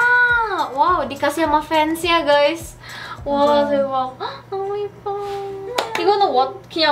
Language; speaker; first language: Korean; early bilingual, heritage; Korean